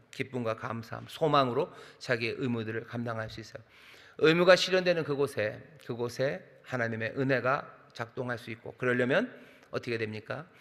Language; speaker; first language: Korean; native; Korean